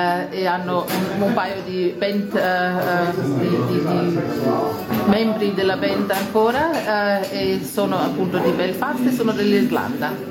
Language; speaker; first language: Italian; native; Italian